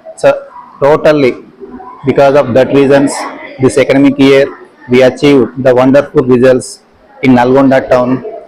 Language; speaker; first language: English; non-native, local second language; Telugu